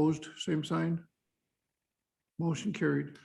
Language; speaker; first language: English; native; English